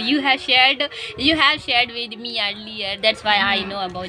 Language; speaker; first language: English; non-native, learner; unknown